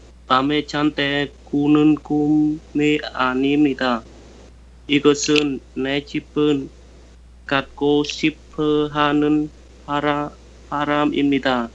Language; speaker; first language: Korean; non-native, learner; Vietnamese